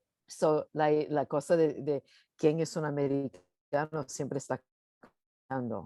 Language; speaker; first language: Spanish; early bilingual, heritage; English